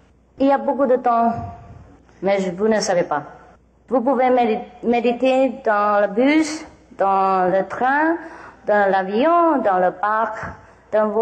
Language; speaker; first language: French; non-native, learner; Vietnamese